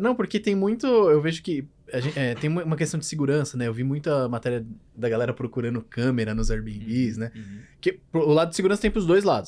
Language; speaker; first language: Portuguese; native; Portuguese